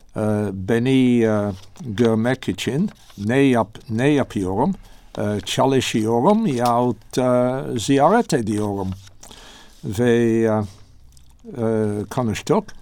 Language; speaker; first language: Turkish; non-native, learner; English